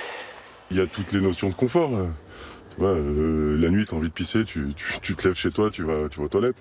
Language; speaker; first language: French; native; French